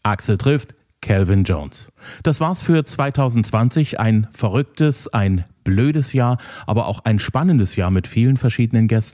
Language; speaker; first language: German; native; German